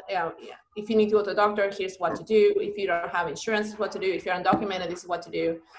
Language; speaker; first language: English; non-native, fluent; Spanish